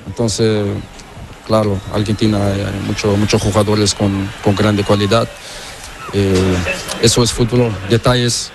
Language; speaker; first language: Spanish; non-native, learner; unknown